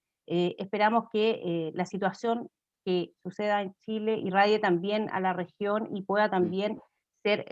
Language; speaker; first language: Spanish; native; Spanish